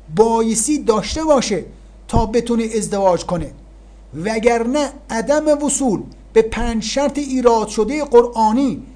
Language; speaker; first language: Persian; native; Persian